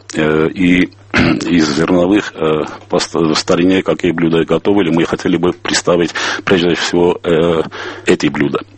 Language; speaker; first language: Russian; non-native, local second language; Armenian